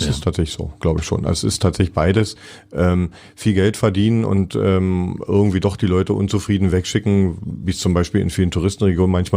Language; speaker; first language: German; native; German